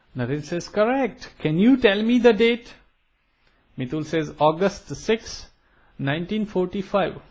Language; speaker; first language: English; non-native, local second language; Gujarati